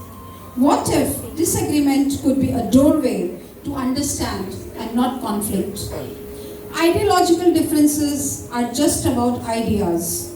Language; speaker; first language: English; non-native, local second language; Marathi